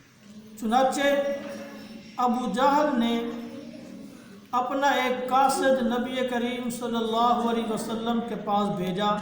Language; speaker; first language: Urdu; non-native, local second language; Punjabi